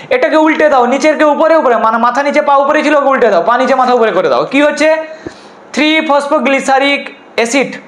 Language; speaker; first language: Bangla; non-native, local second language; Hindi